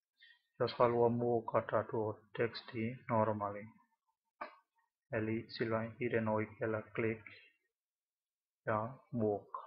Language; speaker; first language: Finnish; non-native, learner; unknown